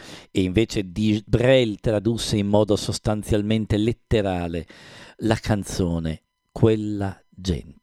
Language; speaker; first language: Italian; native; Italian